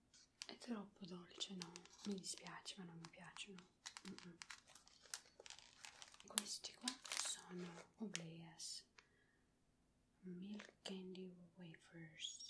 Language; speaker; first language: Italian; non-native, learner; Spanish